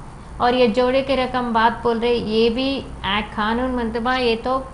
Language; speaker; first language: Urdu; non-native, local second language; Telugu